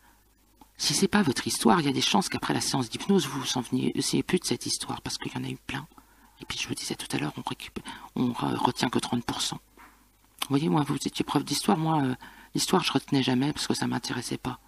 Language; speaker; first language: French; native; French